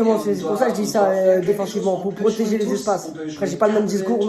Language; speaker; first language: French; native; French